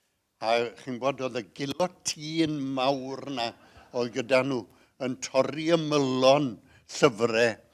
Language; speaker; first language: Welsh; native; Welsh